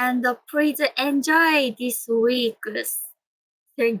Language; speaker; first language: English; non-native, learner; Japanese